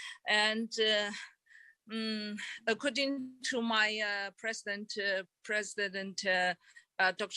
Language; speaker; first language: English; non-native, learner; Chinese